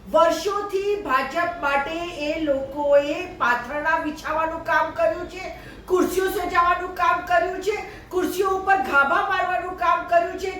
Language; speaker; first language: Gujarati; native; Gujarati